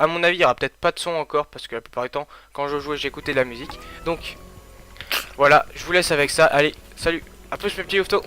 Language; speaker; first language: French; native; French